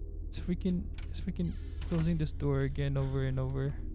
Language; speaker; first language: English; non-native, local second language; Malay